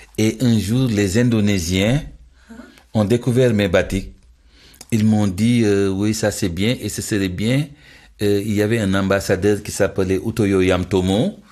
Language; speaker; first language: French; non-native, local second language; Wolof